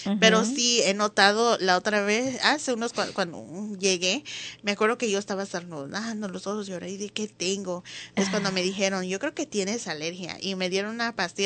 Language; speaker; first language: Spanish; early bilingual, heritage; Spanish